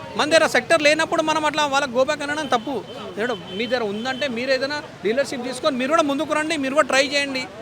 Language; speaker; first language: Telugu; native; Telugu